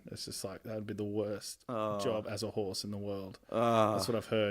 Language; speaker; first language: English; native; English